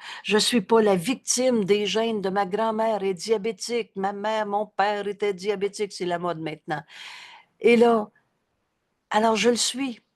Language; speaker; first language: French; native; French